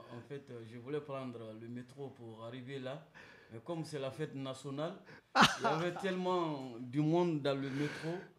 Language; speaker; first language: French; non-native, local second language; Mandingo